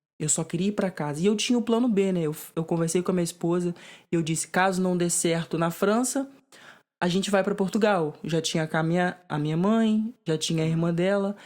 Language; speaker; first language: Portuguese; native; Portuguese